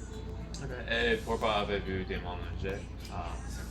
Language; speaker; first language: French; non-native, learner; English